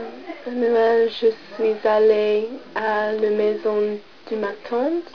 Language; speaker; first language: French; non-native, learner; English